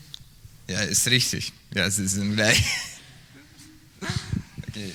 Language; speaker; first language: German; non-native, learner; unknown